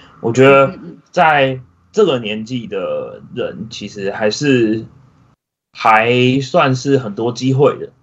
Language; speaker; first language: Chinese; native; Chinese